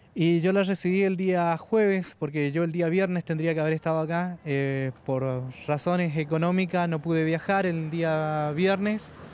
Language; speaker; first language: Spanish; native; Spanish